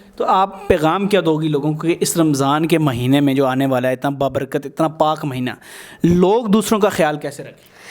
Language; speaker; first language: Urdu; native; Urdu